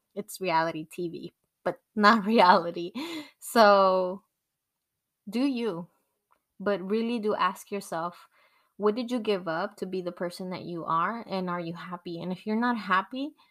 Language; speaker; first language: English; non-native, fluent; Spanish